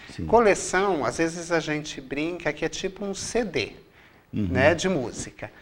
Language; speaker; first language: Portuguese; native; Portuguese